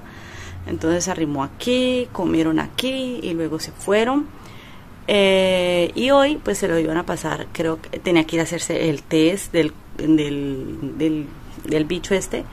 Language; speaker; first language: Spanish; native; Spanish